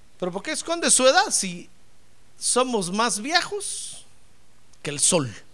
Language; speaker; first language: Spanish; native; Spanish